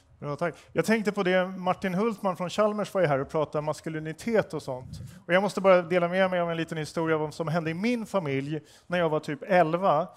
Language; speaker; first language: Swedish; native; Swedish